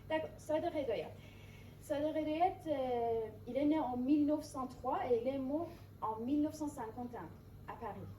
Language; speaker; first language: French; non-native, fluent; Persian